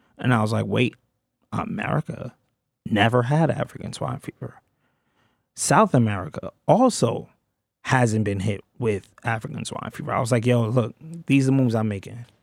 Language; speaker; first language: English; native; English